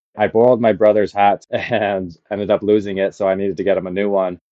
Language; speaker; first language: English; native; English